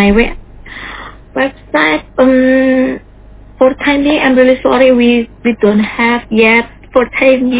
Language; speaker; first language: English; non-native, learner; Indonesian